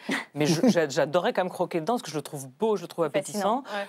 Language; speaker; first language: French; native; French